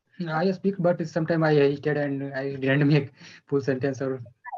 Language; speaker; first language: English; non-native, learner; Hindi